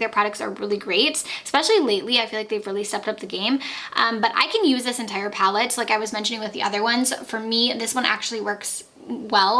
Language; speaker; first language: English; native; English